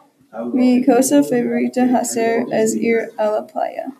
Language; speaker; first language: Spanish; non-native, learner; English